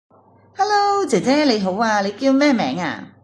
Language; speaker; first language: Cantonese; native; Cantonese